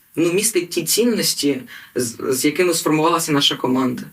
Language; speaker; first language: Ukrainian; native; Ukrainian